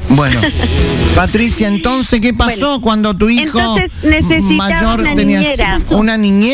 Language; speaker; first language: Spanish; native; Spanish